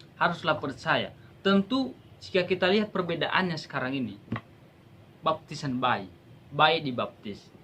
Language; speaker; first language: Indonesian; non-native, local second language; Nias